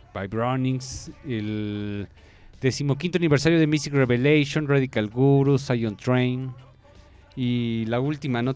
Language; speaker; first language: Spanish; native; Spanish